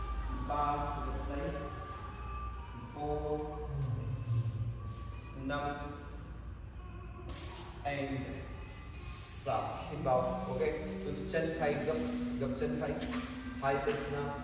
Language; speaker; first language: Vietnamese; non-native, learner; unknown